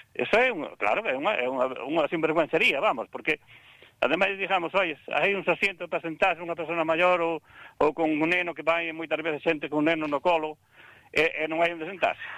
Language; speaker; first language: Galician; native; Galician